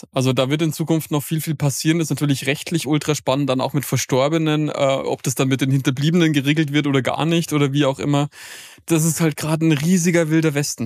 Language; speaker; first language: German; native; German